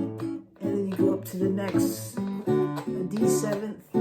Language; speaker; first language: English; native; English